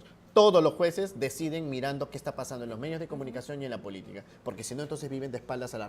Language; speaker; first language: Spanish; native; Spanish